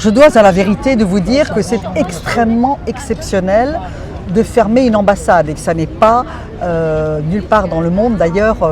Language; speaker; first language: French; native; French